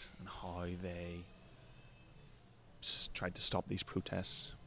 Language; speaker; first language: English; native; English